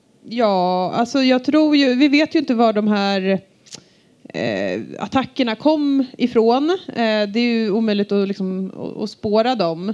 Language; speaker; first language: Swedish; native; Swedish